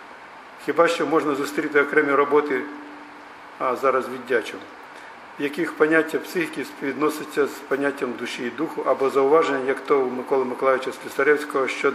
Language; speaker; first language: Ukrainian; native; Ukrainian